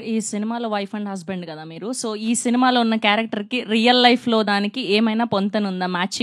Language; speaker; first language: Telugu; native; Telugu